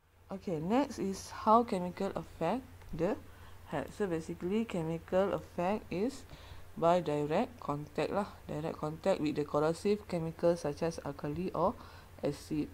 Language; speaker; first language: English; non-native, local second language; Malay